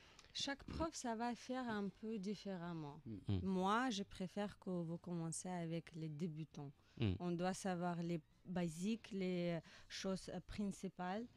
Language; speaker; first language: French; non-native, learner; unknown